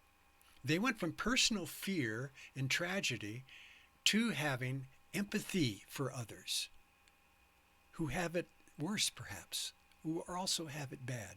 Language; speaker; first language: English; native; English